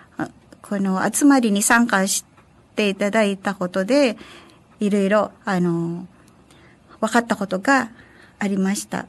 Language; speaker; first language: Japanese; non-native, fluent; Filipino